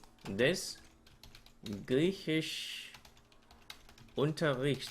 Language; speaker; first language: German; non-native, fluent; Korean